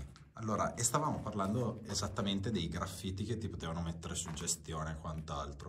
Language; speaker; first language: Italian; native; Italian